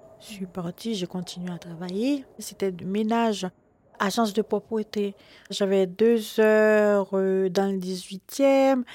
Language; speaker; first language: French; non-native, local second language; Haitian Creole